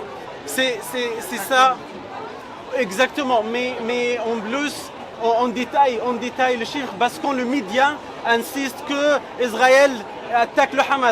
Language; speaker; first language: French; non-native, fluent; Arabic